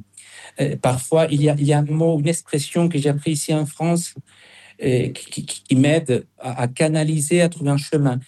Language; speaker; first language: French; non-native, fluent; Spanish